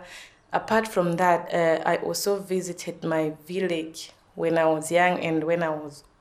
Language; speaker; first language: English; non-native, local second language; Nyanja